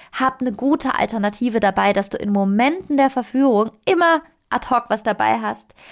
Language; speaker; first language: German; non-native, fluent; Italian